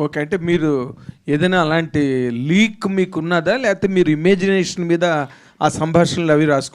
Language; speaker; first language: Telugu; native; Telugu